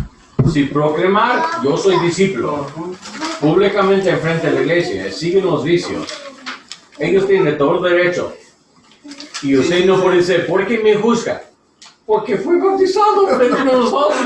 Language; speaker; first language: Spanish; non-native, learner; English